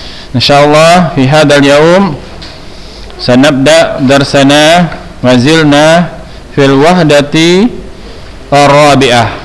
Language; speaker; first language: Arabic; non-native, fluent; Indonesian